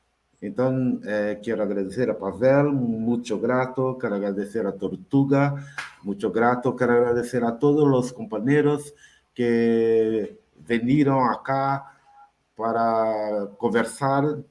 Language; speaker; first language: Spanish; non-native, learner; Portuguese